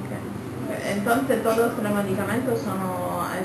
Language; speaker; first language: Spanish; non-native, learner; Italian